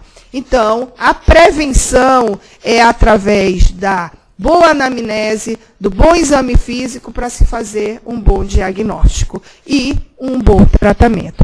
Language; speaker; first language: Portuguese; native; Portuguese